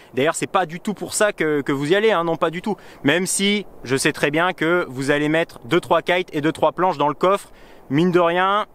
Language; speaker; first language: French; native; French